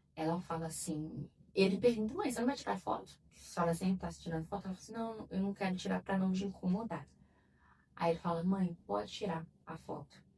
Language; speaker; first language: Portuguese; native; Portuguese